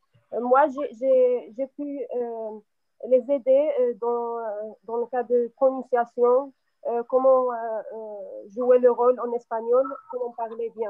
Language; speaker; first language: French; non-native, local second language; Arabic